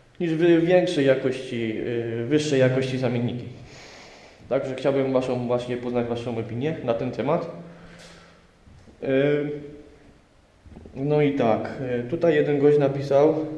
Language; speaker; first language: Polish; native; Polish